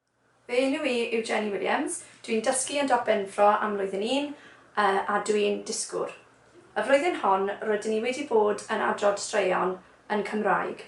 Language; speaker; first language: Welsh; non-native, local second language; English